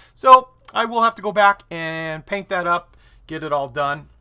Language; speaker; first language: English; native; English